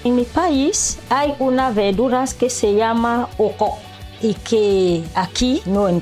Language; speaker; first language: Spanish; non-native, learner; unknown